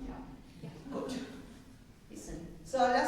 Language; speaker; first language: German; non-native, fluent; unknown